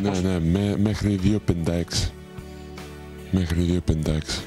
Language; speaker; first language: Greek; early bilingual, heritage; Greek